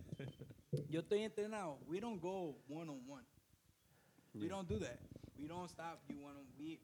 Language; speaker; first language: English; early bilingual, other home language; Spanish